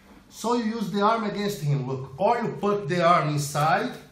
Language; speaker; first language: English; non-native, fluent; Portuguese